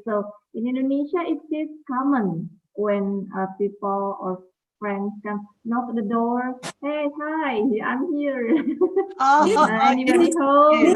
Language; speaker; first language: English; non-native, learner; Indonesian